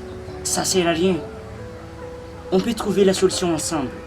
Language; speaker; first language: French; non-native, local second language; Malagasy